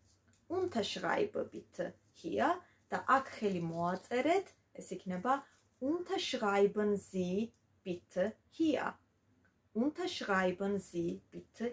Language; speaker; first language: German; non-native, fluent; Georgian